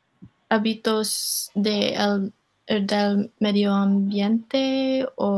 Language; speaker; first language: Spanish; non-native, learner; English